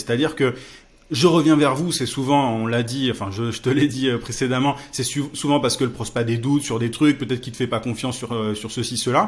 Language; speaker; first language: French; native; French